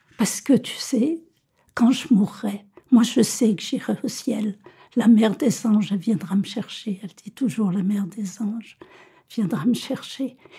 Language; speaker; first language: French; native; French